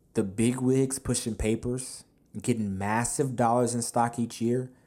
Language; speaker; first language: English; native; English